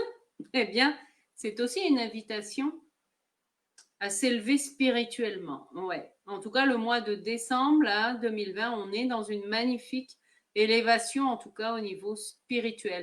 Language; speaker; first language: French; native; French